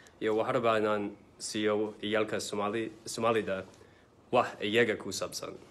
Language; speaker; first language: Somali; non-native, learner; English